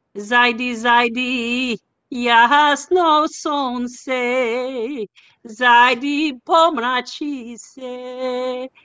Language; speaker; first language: Macedonian; non-native, fluent; English